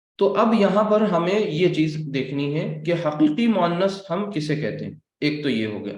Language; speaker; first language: Urdu; native; Urdu